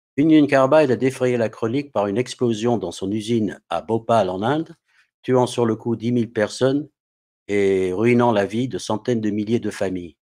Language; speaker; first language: French; non-native, fluent; English